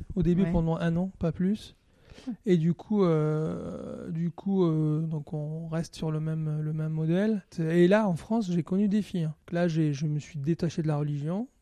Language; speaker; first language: French; non-native, local second language; Arabic